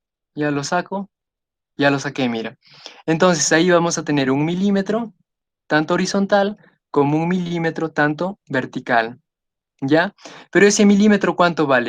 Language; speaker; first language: Spanish; native; Spanish